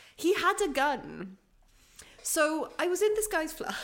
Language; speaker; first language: English; native; English